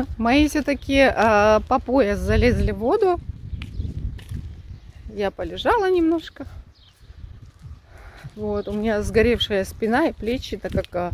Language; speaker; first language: Russian; native; Russian